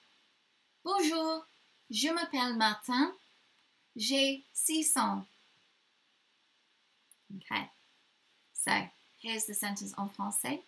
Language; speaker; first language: French; non-native, learner; English